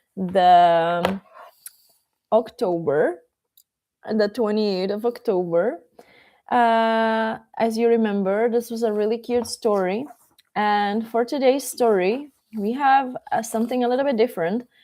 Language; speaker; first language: English; non-native, fluent; Czech